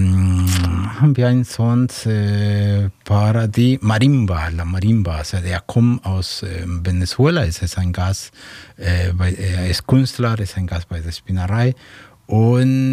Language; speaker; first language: German; non-native, fluent; Spanish